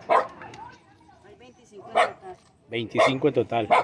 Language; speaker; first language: Spanish; non-native, learner; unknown